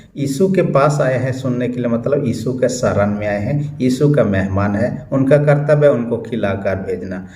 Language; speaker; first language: Hindi; non-native, local second language; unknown